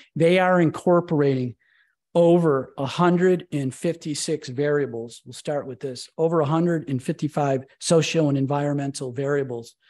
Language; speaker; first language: English; native; English